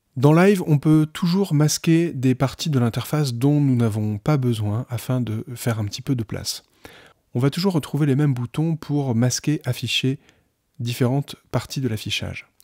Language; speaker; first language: French; native; French